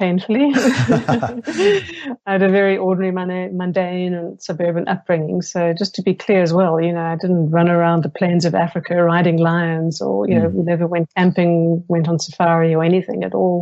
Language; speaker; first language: English; native; English